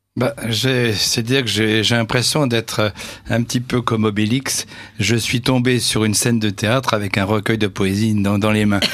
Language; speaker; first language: French; native; French